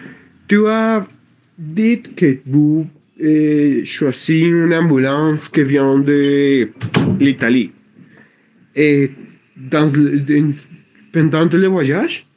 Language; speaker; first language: French; non-native, learner; Spanish